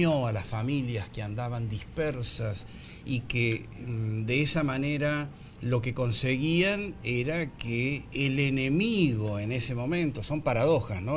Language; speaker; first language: Spanish; native; Spanish